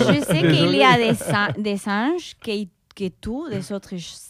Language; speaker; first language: French; non-native, fluent; Spanish